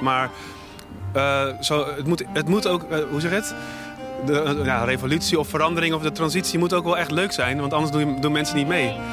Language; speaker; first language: Dutch; native; Dutch